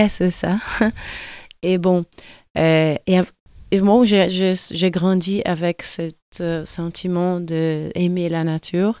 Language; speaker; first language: French; non-native, fluent; Portuguese